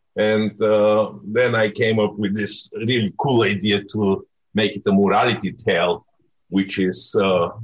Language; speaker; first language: English; non-native, fluent; Bulgarian